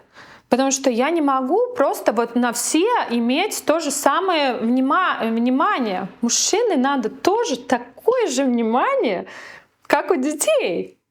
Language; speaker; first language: Russian; non-native, local second language; Latvian